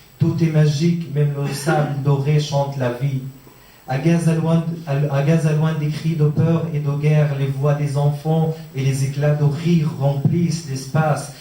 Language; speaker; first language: French; non-native, fluent; Arabic